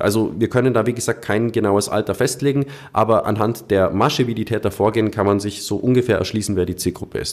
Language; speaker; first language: German; native; German